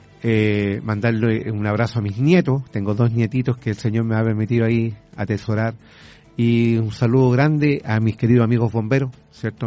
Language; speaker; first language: Spanish; native; Spanish